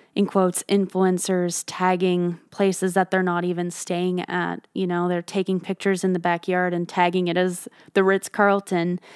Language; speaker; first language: English; native; English